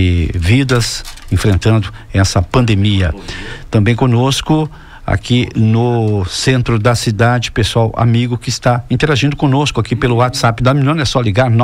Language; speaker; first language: Portuguese; native; Portuguese